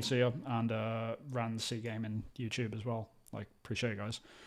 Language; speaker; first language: English; native; English